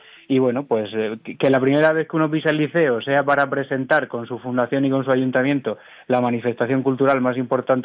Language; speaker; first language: Spanish; native; Spanish